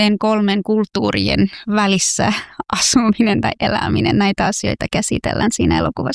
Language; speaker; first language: Finnish; non-native, fluent; Persian